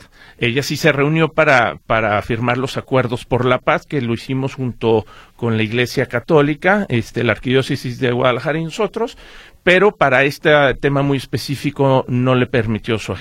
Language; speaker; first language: Spanish; native; Spanish